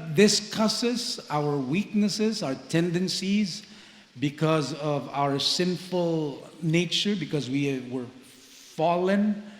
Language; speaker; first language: English; non-native, local second language; Filipino